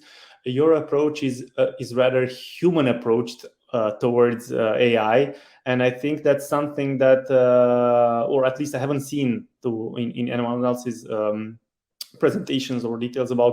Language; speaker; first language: English; non-native, fluent; Romanian